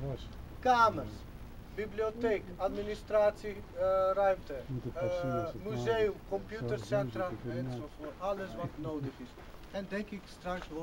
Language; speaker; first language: Dutch; non-native, fluent; Macedonian